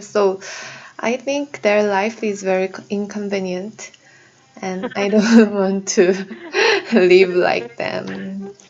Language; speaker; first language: English; non-native, learner; Korean